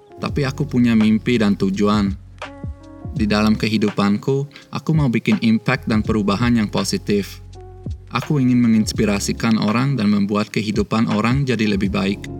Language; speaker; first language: Indonesian; early bilingual, other home language; Swiss German